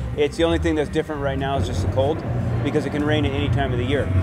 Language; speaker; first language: English; native; English